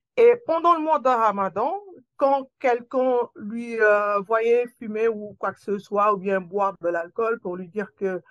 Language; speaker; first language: French; non-native, local second language; Wolof